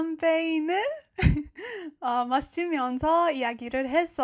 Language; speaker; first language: Korean; non-native, learner; English